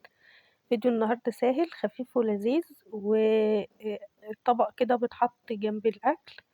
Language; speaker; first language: Arabic; native; Arabic